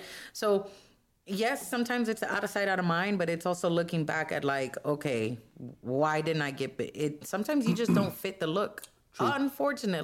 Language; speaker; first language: English; non-native, fluent; Spanish